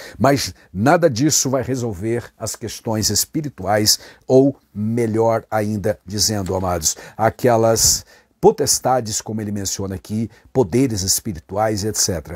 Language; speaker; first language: Portuguese; native; Portuguese